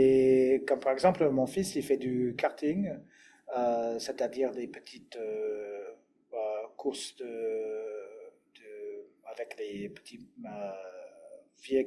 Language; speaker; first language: French; non-native, fluent; English